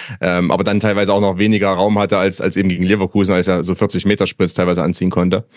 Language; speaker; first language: German; native; German